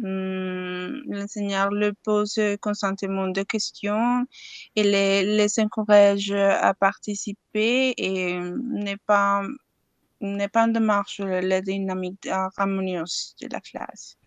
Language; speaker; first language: French; non-native, learner; Spanish